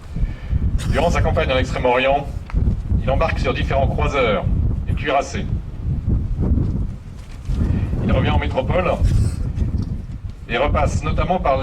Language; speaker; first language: French; native; French